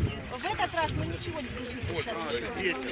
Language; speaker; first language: Russian; native; Russian